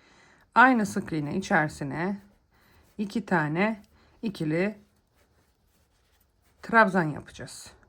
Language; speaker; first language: Turkish; native; Turkish